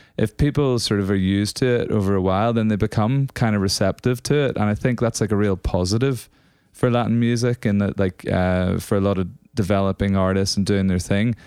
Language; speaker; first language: English; native; English